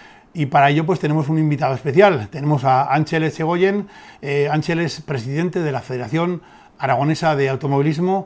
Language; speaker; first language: Spanish; native; Spanish